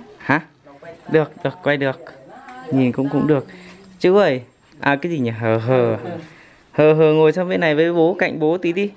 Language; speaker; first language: Vietnamese; native; Vietnamese